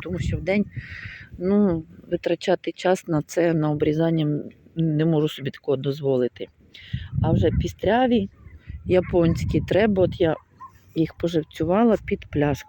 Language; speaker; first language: Ukrainian; native; Ukrainian